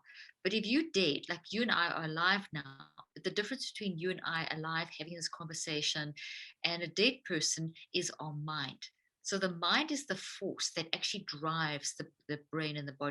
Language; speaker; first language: English; native; English